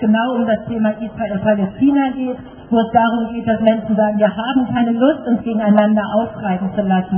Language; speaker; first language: German; native; German